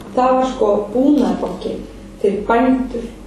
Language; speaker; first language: Icelandic; native; Icelandic